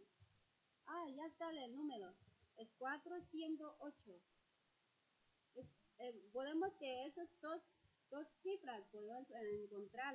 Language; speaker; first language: Spanish; non-native, fluent; Chinese